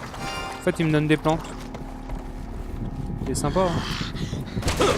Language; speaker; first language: French; native; French